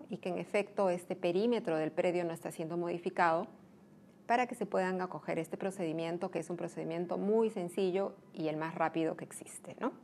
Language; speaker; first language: Spanish; native; Spanish